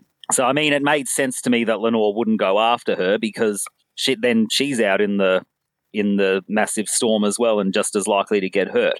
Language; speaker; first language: English; native; English